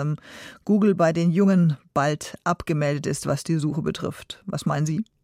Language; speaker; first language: German; native; German